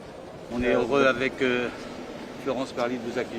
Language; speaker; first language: French; native; French